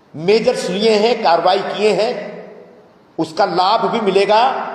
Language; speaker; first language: Hindi; non-native, local second language; Marathi